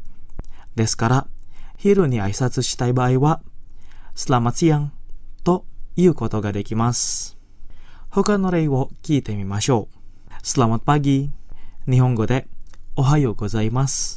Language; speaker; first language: Japanese; non-native, fluent; Indonesian